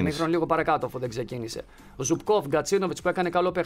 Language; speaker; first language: Greek; native; Greek